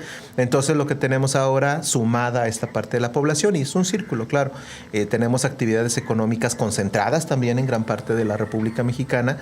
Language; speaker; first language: Spanish; native; Spanish